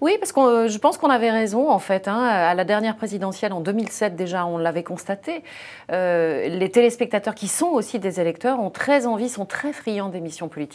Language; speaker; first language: French; native; French